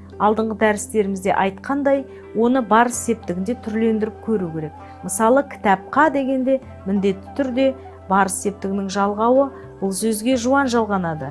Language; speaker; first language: Kazakh; native; Kazakh